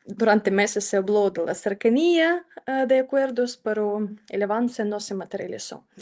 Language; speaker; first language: Spanish; non-native, fluent; Ukrainian